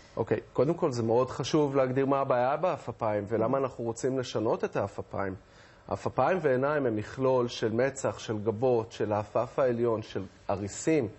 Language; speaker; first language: Hebrew; native; Hebrew